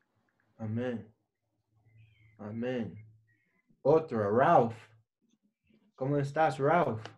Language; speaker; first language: Spanish; non-native, learner; English